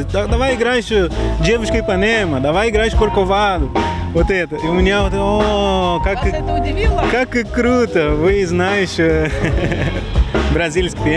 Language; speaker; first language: Russian; non-native, learner; Portuguese